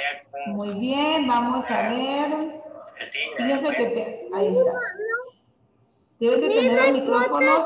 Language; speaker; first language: Spanish; native; Spanish